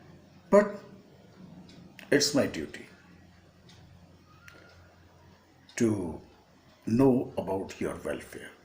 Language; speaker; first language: English; non-native, local second language; Hindi